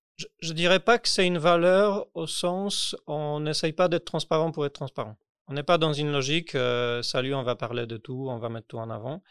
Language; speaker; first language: French; non-native, fluent; Polish